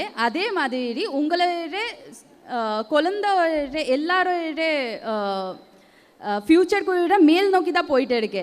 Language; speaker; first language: Tamil; non-native, local second language; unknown